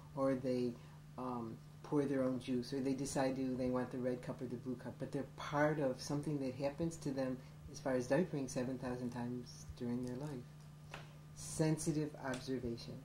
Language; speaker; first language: English; native; English